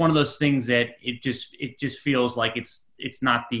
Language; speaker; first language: English; native; English